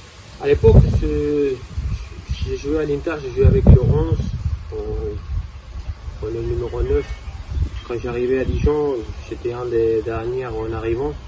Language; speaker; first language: French; non-native, fluent; Spanish